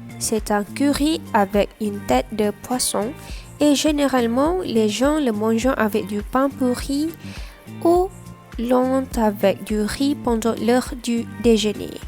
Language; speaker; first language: French; non-native, learner; Malay